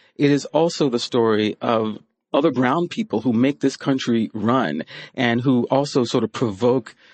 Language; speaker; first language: English; native; English